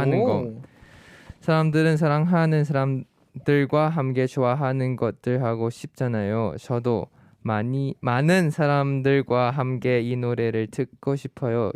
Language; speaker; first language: Korean; non-native, fluent; Thai